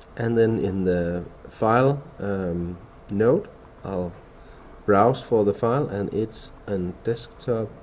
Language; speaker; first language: English; non-native, fluent; Danish